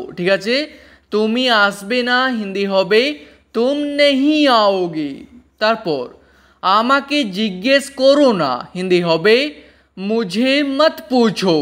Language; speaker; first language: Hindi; non-native, local second language; Bangla